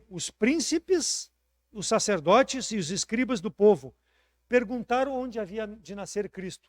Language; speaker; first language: Portuguese; native; Portuguese